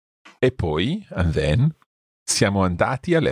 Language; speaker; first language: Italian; non-native, fluent; English